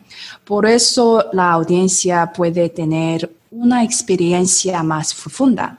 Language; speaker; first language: Spanish; non-native, learner; Korean